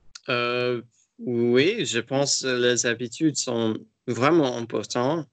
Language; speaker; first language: French; non-native, learner; English